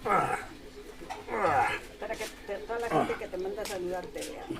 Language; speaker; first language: Spanish; native; Spanish